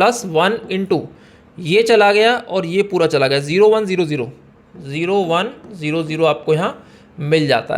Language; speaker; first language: Hindi; native; Hindi